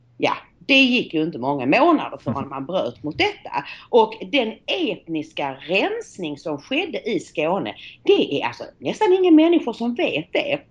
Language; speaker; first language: Swedish; native; Swedish